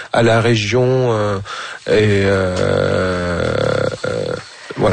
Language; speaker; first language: French; non-native, fluent; Arabic